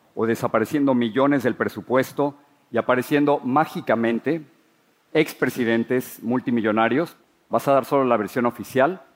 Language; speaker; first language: Spanish; native; Spanish